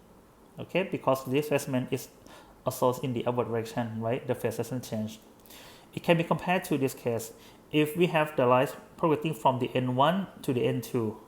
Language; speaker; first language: English; non-native, fluent; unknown